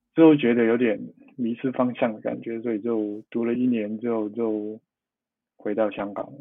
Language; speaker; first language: Chinese; non-native, local second language; Cantonese